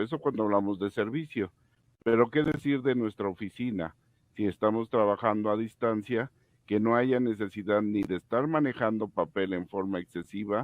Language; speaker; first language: Spanish; native; Spanish